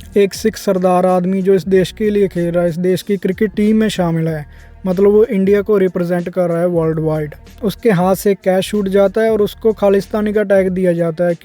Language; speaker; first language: Hindi; non-native, local second language; Punjabi